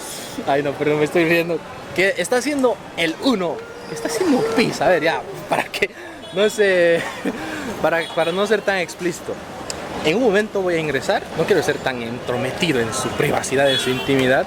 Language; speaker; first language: Spanish; native; Spanish